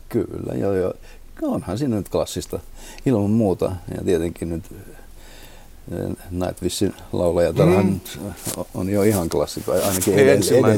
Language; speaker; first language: Finnish; native; Finnish